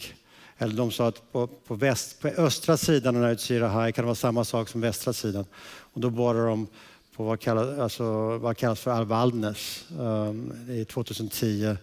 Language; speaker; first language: Swedish; early bilingual, heritage; Swedish